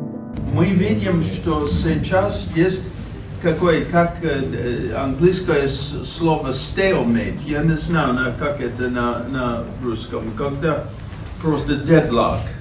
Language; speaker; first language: Russian; non-native, fluent; English